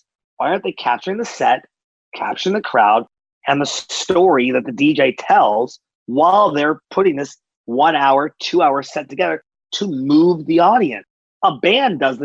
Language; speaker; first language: English; native; English